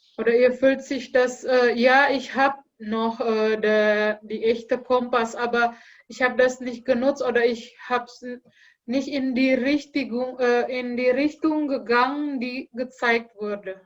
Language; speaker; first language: German; non-native, learner; Indonesian